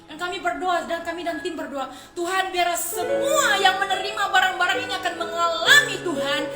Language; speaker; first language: Malay; early bilingual, other home language; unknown